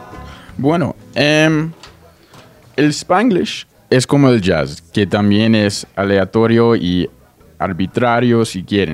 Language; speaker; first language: Spanish; non-native, fluent; English